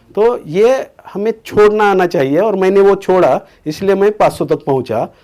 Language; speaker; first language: Hindi; non-native, local second language; Marathi